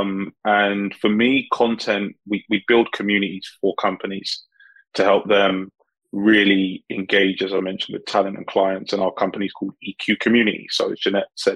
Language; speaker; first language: English; native; English